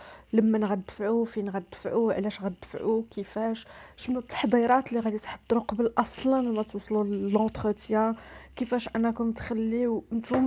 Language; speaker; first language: Arabic; native; Arabic